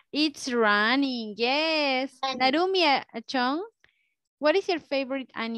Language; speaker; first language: English; non-native, fluent; Spanish